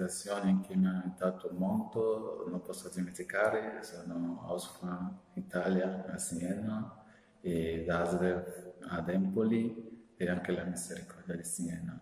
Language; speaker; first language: Italian; non-native, learner; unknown